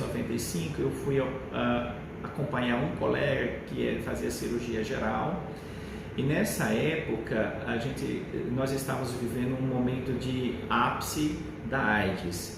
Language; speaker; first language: Portuguese; native; Portuguese